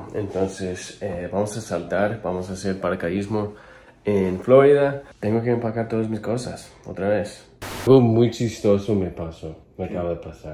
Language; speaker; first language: Spanish; non-native, fluent; English